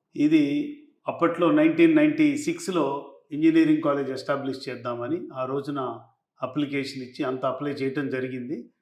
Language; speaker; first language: Telugu; native; Telugu